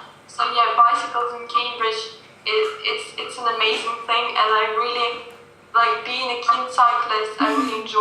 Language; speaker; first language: English; non-native, fluent; Russian